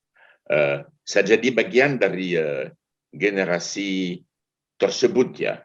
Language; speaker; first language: Indonesian; non-native, fluent; French